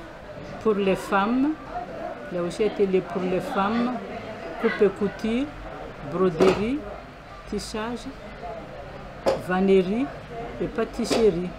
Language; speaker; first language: French; non-native, fluent; Malagasy